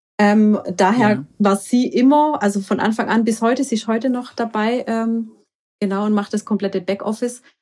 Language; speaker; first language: German; early bilingual, other home language; Croatian